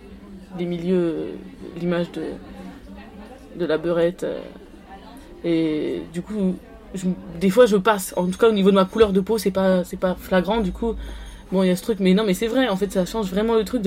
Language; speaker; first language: French; native; French